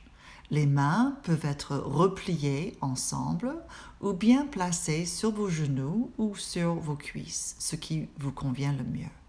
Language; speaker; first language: French; non-native, fluent; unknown